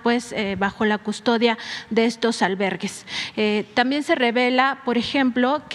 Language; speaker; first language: Spanish; native; Spanish